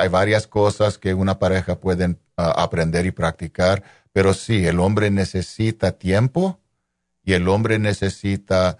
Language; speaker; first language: Spanish; non-native, local second language; English